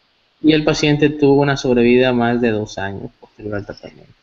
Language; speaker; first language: Spanish; native; Spanish